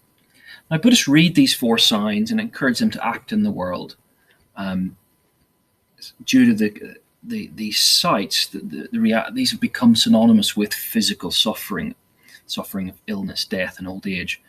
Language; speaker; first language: English; native; English